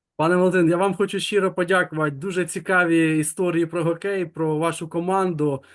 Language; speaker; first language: Ukrainian; native; Ukrainian